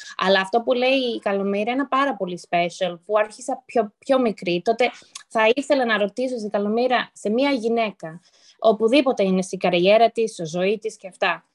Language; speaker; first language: Greek; early bilingual, heritage; Greek